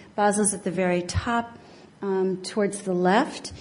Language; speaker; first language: English; native; English